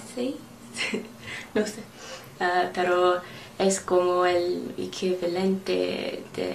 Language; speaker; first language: Spanish; non-native, learner; English